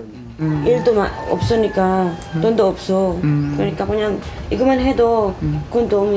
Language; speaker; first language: Korean; non-native, learner; Filipino